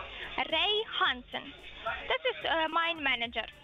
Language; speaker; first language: German; non-native, learner; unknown